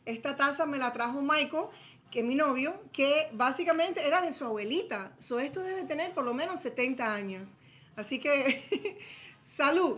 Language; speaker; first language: Spanish; early bilingual, heritage; Spanish